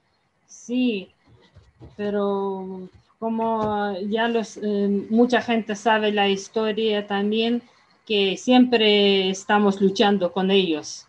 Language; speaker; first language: Spanish; non-native, fluent; Ukrainian